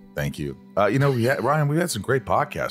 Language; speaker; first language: English; native; English